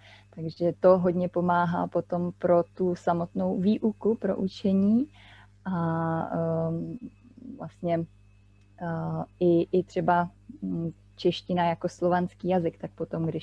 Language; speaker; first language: Czech; native; Czech